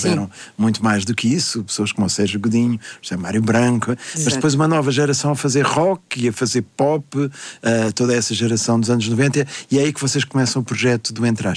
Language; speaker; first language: Portuguese; native; Portuguese